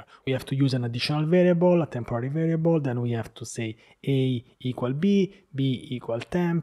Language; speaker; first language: English; non-native, fluent; Italian